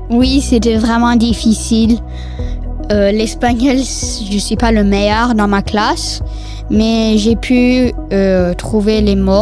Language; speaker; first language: French; non-native, local second language; English